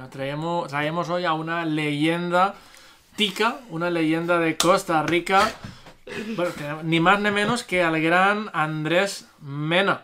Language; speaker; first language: Spanish; native; Spanish